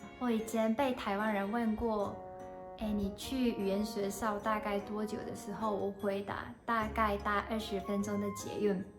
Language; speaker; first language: Chinese; non-native, fluent; Japanese